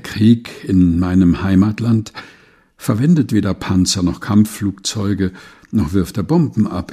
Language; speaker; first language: German; non-native, fluent; Portuguese